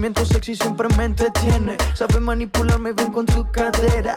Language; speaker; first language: English; non-native, fluent; Portuguese